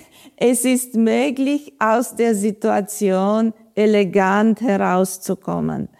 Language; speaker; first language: German; non-native, fluent; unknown